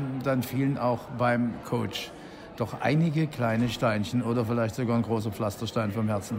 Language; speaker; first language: German; native; German